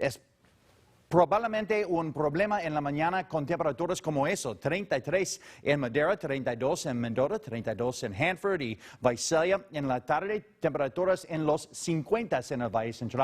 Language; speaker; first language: Spanish; non-native, learner; English